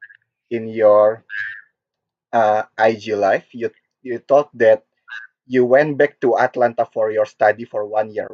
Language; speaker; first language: English; non-native, learner; Korean